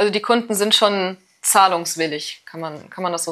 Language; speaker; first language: German; native; German